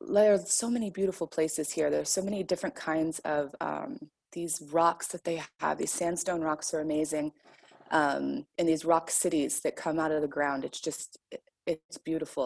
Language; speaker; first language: English; native; English